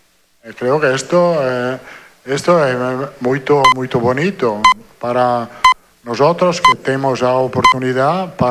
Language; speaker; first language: Portuguese; non-native, learner; Italian